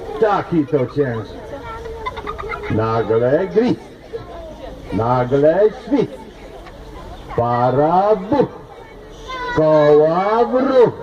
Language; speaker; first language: Polish; native; Polish